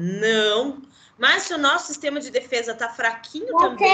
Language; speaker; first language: Portuguese; native; Portuguese